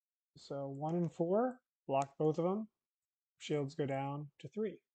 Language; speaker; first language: English; native; English